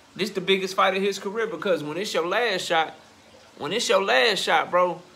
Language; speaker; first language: English; native; English